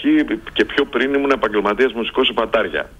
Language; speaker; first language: Greek; native; Greek